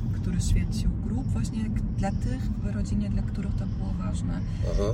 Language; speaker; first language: Polish; non-native, fluent; Croatian